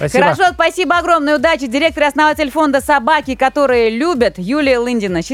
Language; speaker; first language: Russian; native; Russian